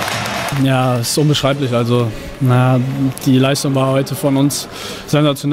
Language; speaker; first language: German; native; German